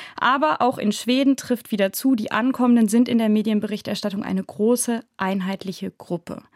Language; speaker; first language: German; native; German